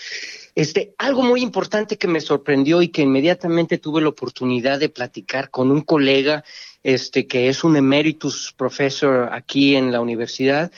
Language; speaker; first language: Spanish; native; Spanish